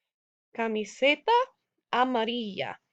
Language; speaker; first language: Spanish; non-native, fluent; English